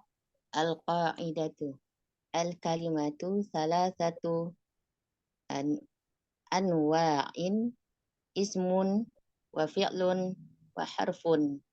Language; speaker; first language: Arabic; non-native, learner; Indonesian